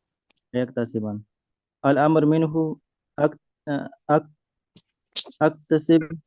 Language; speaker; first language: Arabic; non-native, learner; Urdu